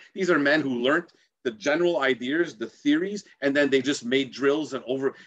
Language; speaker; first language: English; native; English